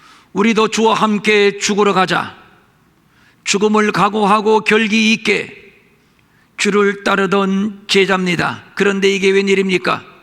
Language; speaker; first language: Korean; native; Korean